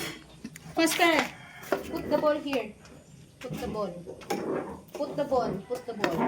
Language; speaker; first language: English; non-native, local second language; Filipino